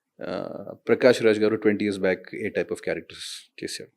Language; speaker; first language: Telugu; non-native, fluent; Hindi